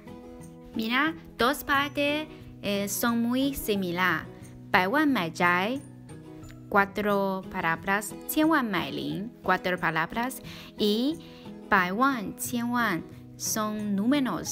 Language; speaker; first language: Spanish; non-native, learner; Chinese